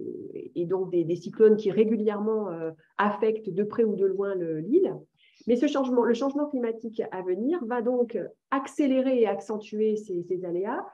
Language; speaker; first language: French; native; French